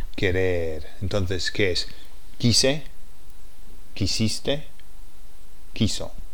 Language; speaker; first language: Spanish; non-native, fluent; English